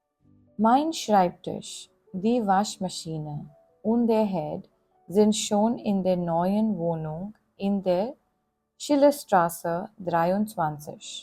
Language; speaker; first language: German; non-native, fluent; Gujarati